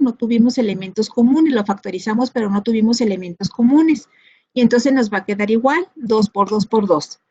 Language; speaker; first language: Spanish; native; Spanish